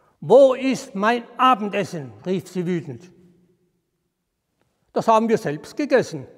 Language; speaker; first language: German; native; German